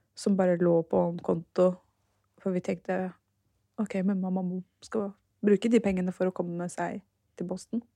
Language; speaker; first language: Norwegian; early bilingual, other home language; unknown